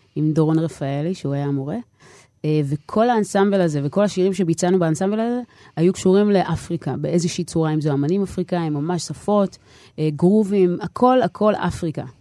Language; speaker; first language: Hebrew; native; Hebrew